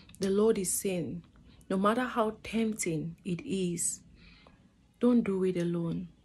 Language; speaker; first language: English; non-native, fluent; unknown